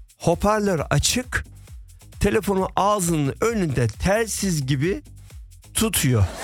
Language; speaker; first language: Turkish; early bilingual, heritage; Turkish